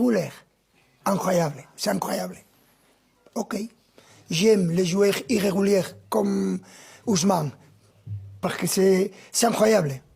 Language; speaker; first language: French; non-native, fluent; Spanish